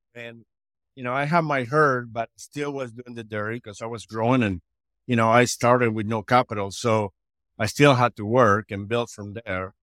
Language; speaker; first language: English; non-native, fluent; Spanish